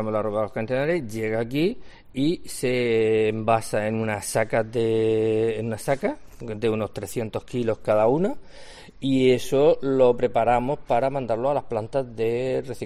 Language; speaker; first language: Spanish; native; Spanish